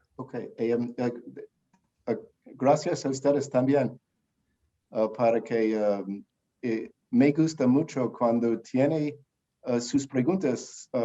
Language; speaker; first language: Spanish; non-native, learner; English